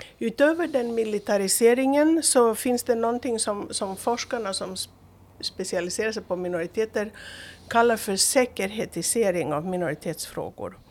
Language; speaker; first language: Swedish; non-native, fluent; Greek